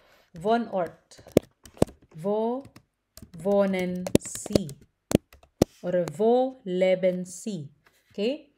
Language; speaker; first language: German; non-native, learner; Filipino